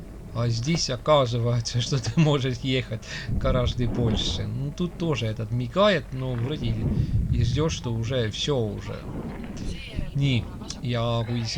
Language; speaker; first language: Russian; non-native, local second language; Estonian